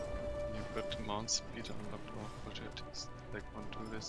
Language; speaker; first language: English; non-native, learner; German